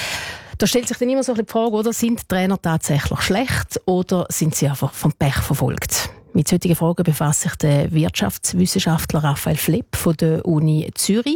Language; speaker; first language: German; native; German